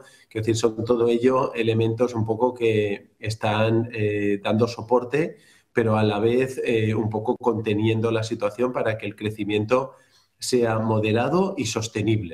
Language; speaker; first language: Spanish; native; Spanish